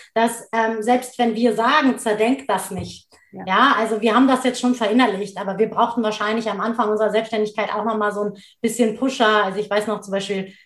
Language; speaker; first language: German; native; German